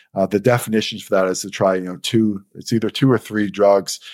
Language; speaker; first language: English; native; English